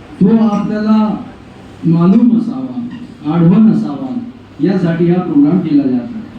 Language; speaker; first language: Marathi; non-native, local second language; Urdu